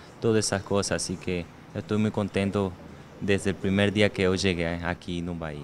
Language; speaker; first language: Portuguese; non-native, learner; Spanish